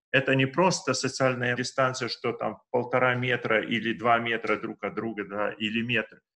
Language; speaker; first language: Russian; non-native, local second language; Lithuanian